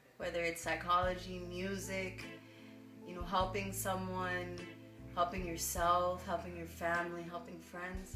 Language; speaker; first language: English; native; English